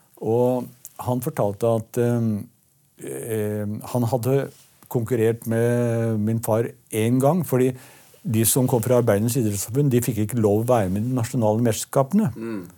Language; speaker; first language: Norwegian; native; Norwegian